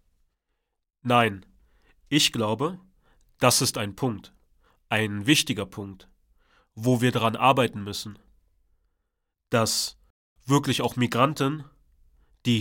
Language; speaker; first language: German; early bilingual, other home language; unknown